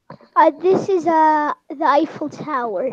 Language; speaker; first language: English; non-native, learner; Arabic